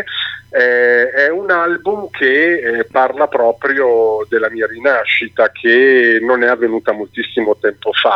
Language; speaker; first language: Italian; native; Italian